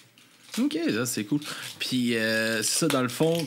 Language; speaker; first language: French; native; French